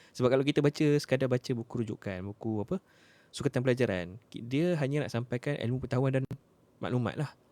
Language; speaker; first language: Malay; native; Malay